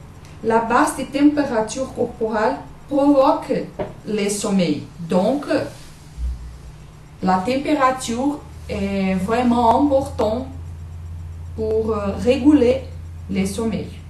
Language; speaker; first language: French; non-native, learner; Portuguese